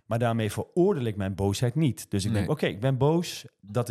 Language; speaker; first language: Dutch; native; Dutch